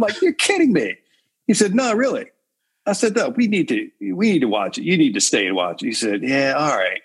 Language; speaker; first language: English; native; English